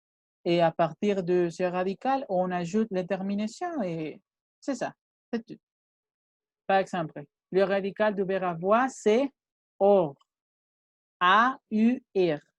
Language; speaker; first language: French; non-native, fluent; Spanish